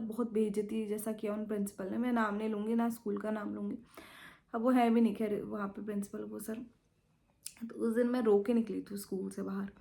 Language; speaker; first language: Hindi; native; Hindi